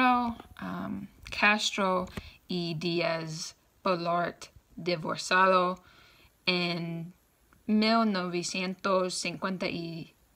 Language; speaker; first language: Spanish; non-native, learner; English